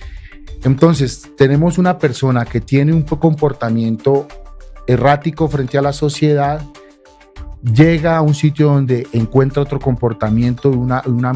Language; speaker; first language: Spanish; native; Spanish